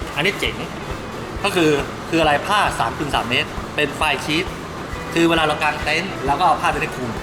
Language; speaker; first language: Thai; native; Thai